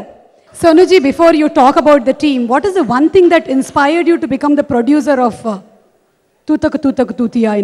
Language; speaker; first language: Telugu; native; Telugu